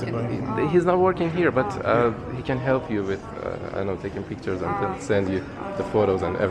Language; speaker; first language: English; non-native, fluent; Persian